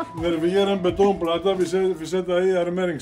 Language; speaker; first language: Swedish; non-native, fluent; Portuguese